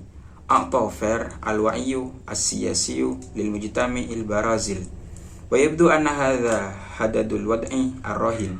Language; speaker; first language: Arabic; non-native, learner; Indonesian